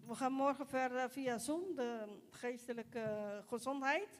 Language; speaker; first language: Dutch; non-native, local second language; Papiamento